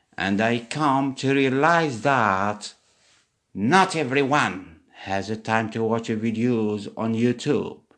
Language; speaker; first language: English; non-native, fluent; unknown